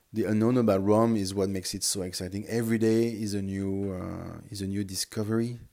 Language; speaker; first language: English; non-native, fluent; French